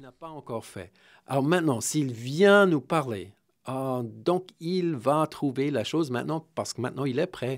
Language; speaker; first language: French; non-native, fluent; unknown